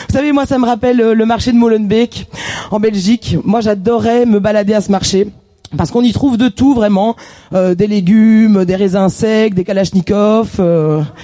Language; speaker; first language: French; native; French